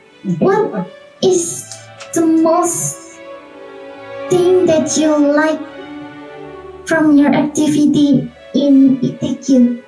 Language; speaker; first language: English; non-native, learner; Indonesian